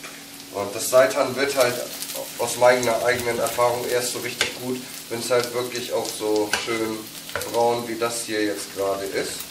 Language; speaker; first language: German; native; German